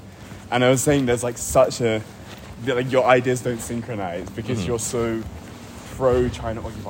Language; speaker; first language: English; native; English